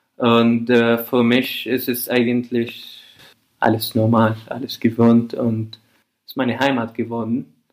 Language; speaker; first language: German; non-native, fluent; Arabic